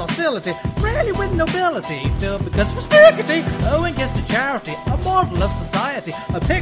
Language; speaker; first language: English; native; English